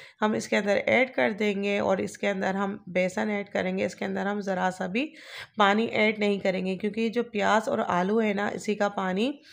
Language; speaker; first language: Urdu; native; Urdu